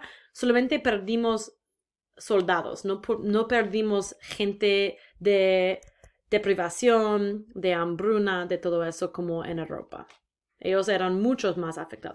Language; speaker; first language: Spanish; non-native, fluent; English